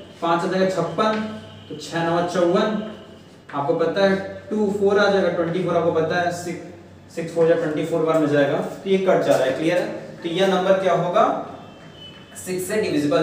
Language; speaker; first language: Hindi; native; Hindi